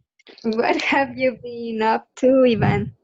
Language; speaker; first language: English; non-native, learner; Spanish